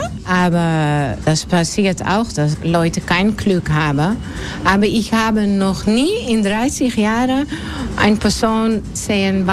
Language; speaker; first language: German; non-native, learner; Dutch